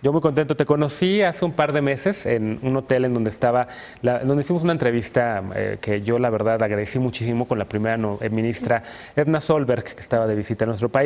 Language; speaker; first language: Spanish; native; Spanish